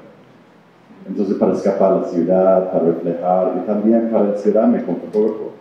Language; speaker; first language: Spanish; non-native, fluent; English